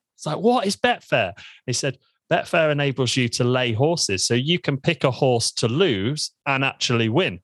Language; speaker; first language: English; native; English